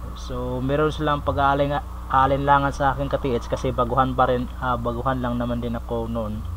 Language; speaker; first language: Filipino; non-native, local second language; Cebuano